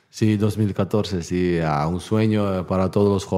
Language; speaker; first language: Spanish; non-native, learner; Bosnian